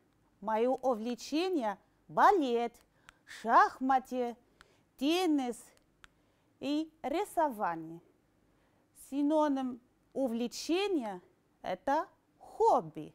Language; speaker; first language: Russian; non-native, fluent; Arabic